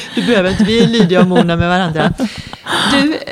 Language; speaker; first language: Swedish; native; Swedish